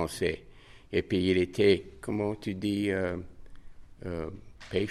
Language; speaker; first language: French; native; French